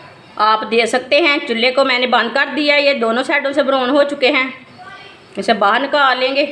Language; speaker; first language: Hindi; native; Hindi